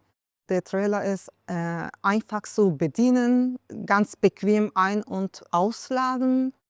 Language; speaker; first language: German; non-native, learner; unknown